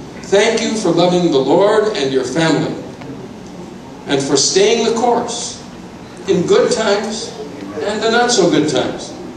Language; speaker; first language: English; native; English